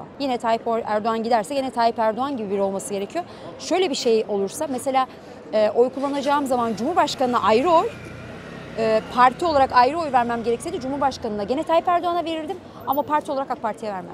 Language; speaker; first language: Turkish; native; Turkish